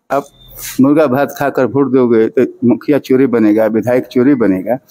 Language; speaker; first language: Hindi; native; Hindi